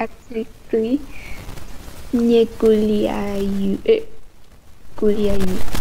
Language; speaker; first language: Russian; non-native, learner; Vietnamese